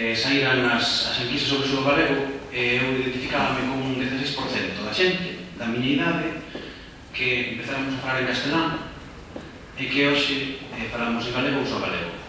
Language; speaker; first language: Galician; non-native, local second language; Spanish